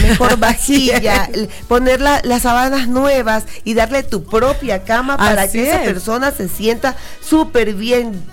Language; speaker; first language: Spanish; native; Spanish